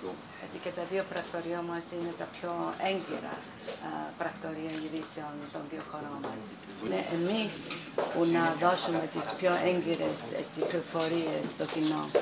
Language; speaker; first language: Greek; non-native, fluent; Chinese